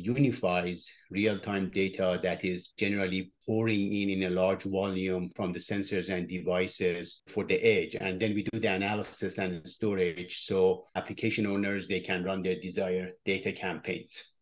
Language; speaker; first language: English; non-native, fluent; Persian